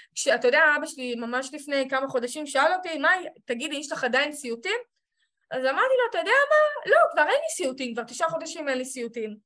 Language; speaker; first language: Hebrew; native; Hebrew